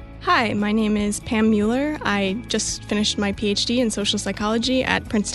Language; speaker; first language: English; native; English